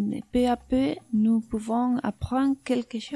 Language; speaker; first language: French; non-native, learner; Spanish